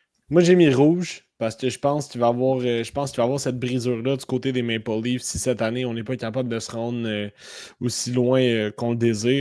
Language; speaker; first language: French; native; French